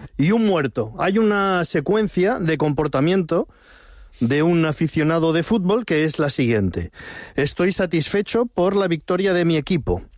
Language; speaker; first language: Spanish; native; Spanish